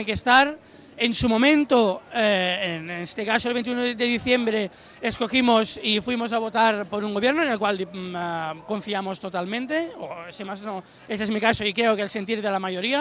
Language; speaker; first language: Spanish; non-native, local second language; Catalan